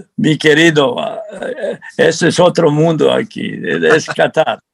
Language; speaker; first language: Spanish; non-native, fluent; Serbian